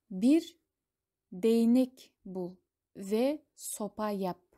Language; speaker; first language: Turkish; non-native, fluent; Kazakh